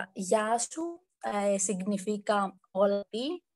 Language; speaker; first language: Spanish; non-native, fluent; Greek